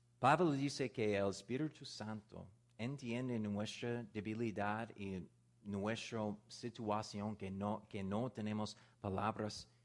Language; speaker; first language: Spanish; non-native, learner; English